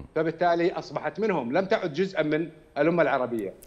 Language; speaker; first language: Arabic; native; Arabic